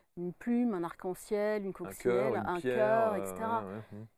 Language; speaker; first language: French; native; French